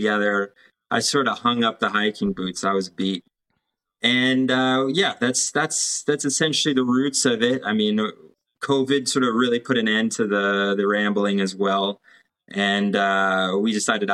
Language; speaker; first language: English; native; English